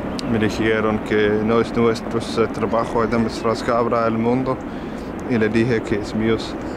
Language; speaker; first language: Spanish; non-native, learner; English